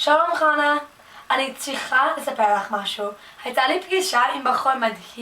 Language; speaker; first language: Hebrew; non-native, learner; English